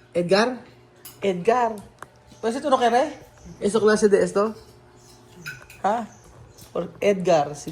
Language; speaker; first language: Spanish; non-native, learner; Filipino